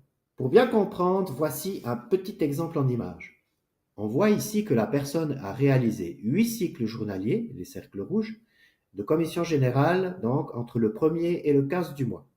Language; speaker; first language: French; native; French